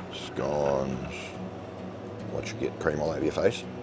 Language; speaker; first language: English; native; English